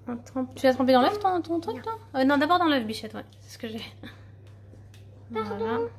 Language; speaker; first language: French; native; French